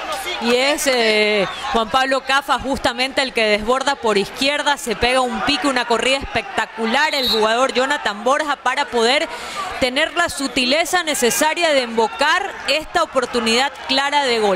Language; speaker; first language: Spanish; native; Spanish